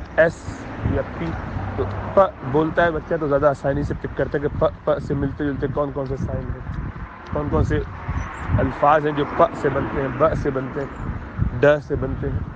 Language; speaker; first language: Urdu; native; Urdu